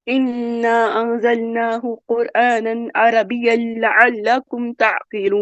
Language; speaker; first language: Arabic; non-native, learner; Urdu